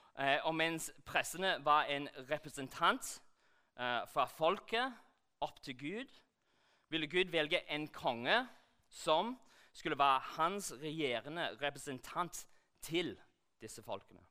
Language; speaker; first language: Norwegian; non-native, fluent; English